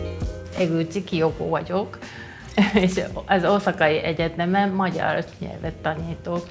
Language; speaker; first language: Hungarian; non-native, fluent; Japanese